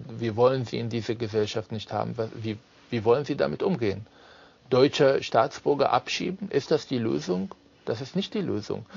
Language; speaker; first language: German; non-native, fluent; Arabic